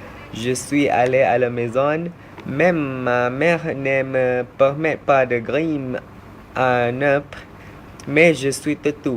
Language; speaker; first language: French; non-native, learner; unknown